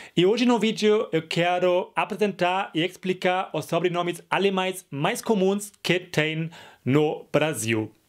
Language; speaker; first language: Portuguese; non-native, fluent; German